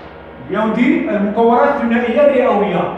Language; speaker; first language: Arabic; native; Arabic